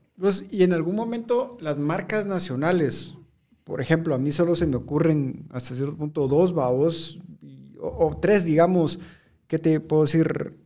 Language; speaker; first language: Spanish; native; Spanish